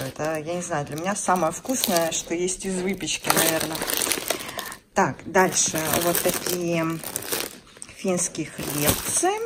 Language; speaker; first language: Russian; native; Russian